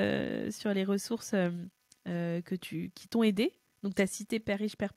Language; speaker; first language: French; native; French